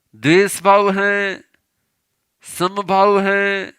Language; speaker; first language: Hindi; non-native, local second language; Gujarati